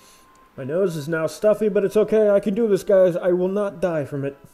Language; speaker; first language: English; native; English